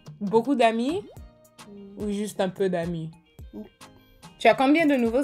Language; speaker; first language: French; non-native, fluent; English